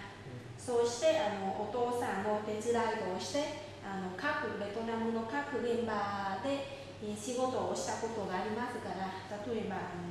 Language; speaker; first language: Japanese; non-native, fluent; Vietnamese